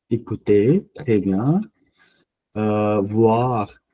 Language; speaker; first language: French; non-native, fluent; Punjabi